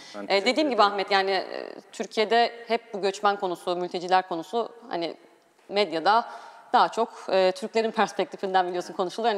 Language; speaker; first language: Turkish; native; Turkish